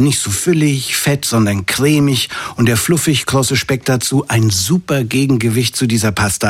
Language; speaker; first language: German; native; German